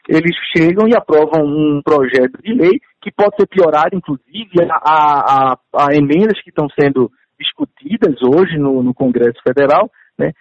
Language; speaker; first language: Portuguese; native; Portuguese